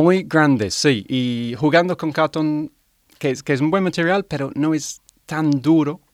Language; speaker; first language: Spanish; non-native, learner; English